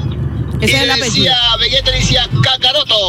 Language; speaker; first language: Spanish; native; Spanish